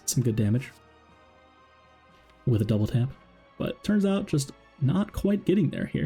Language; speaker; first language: English; native; English